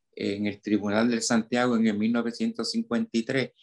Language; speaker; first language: Spanish; native; Spanish